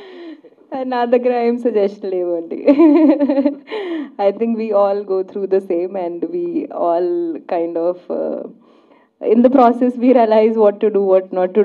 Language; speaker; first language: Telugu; non-native, learner; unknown